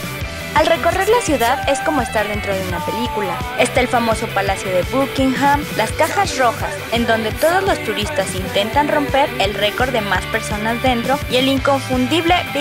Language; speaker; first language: Spanish; native; Spanish